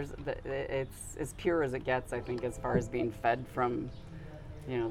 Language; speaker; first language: English; native; English